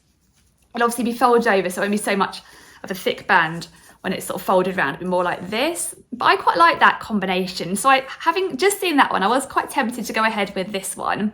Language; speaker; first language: English; native; English